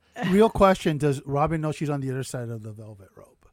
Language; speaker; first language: English; native; English